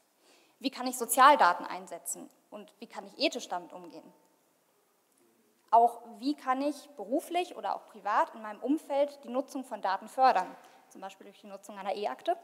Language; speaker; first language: German; native; German